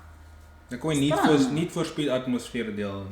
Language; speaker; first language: Russian; non-native, fluent; English